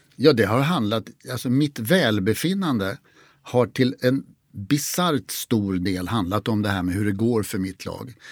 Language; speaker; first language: Swedish; native; Swedish